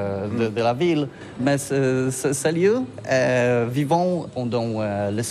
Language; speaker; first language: French; non-native, learner; Polish